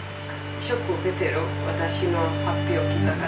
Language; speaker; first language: Japanese; non-native, learner; Italian